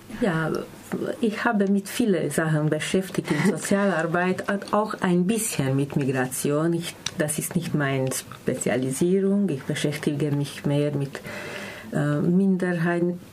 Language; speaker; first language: German; non-native, learner; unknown